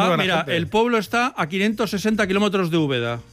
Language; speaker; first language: Spanish; native; Spanish